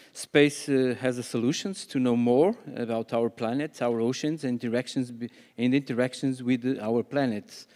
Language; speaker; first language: English; non-native, fluent; Portuguese